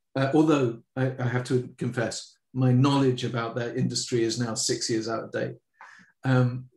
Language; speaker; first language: English; native; English